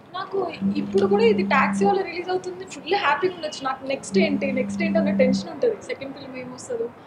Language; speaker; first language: Telugu; non-native, local second language; Marathi